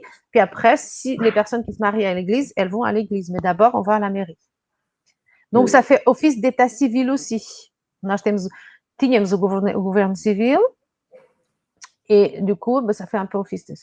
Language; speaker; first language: French; non-native, fluent; Portuguese